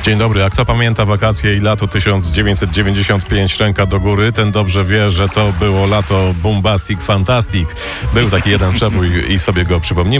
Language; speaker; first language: Polish; native; Polish